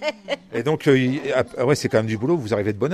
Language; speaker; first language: French; native; French